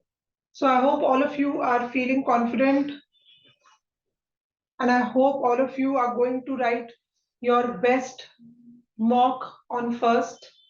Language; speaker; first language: English; non-native, local second language; Hindi